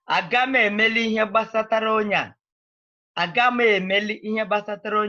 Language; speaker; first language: Igbo; native; Igbo